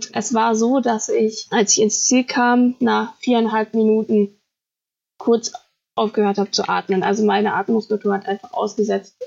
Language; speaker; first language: German; native; German